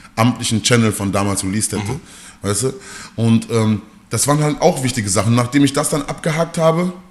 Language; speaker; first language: German; native; German